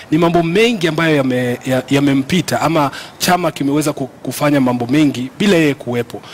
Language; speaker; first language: Swahili; non-native, local second language; Luyia